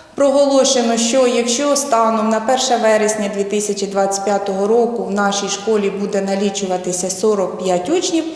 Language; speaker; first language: Ukrainian; native; Ukrainian